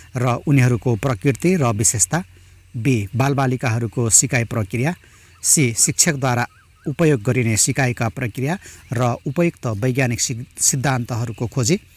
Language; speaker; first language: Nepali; non-native, local second language; Rana Tharu